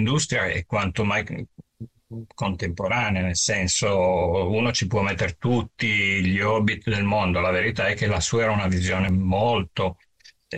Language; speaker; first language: Italian; native; Italian